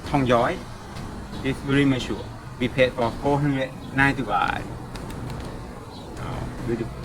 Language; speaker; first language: English; non-native, fluent; Thai